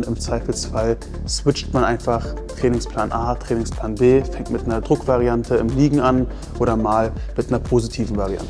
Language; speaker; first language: German; native; German